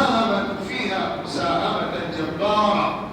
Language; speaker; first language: Arabic; non-native, fluent; Urdu